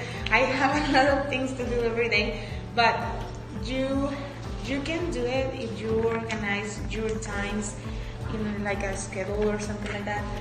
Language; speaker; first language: English; non-native, fluent; Spanish